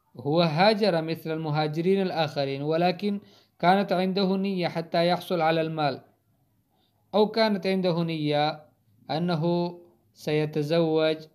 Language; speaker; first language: Arabic; non-native, fluent; Hindi